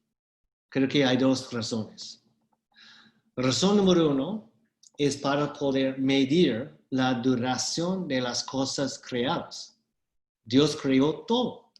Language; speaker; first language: Spanish; non-native, fluent; English